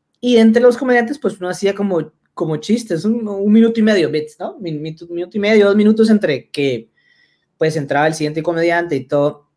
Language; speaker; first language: Spanish; native; Spanish